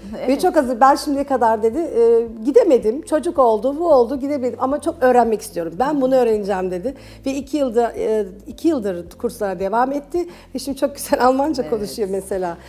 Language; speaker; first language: Turkish; early bilingual, heritage; Turkish